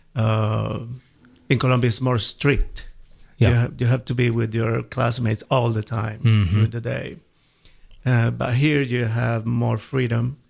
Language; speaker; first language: English; non-native, fluent; Spanish